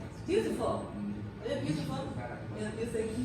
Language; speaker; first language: English; non-native, learner; Chinese